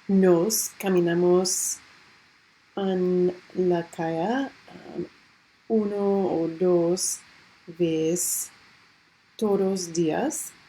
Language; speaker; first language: Spanish; non-native, learner; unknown